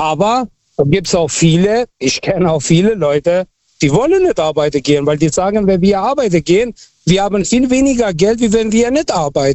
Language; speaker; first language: German; non-native, fluent; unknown